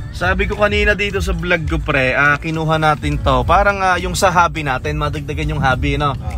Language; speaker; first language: Filipino; native; Filipino